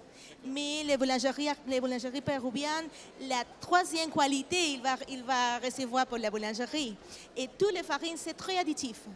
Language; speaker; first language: French; non-native, learner; Spanish